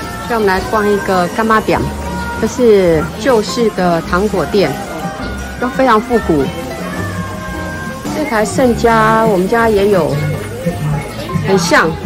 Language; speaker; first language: Chinese; native; Chinese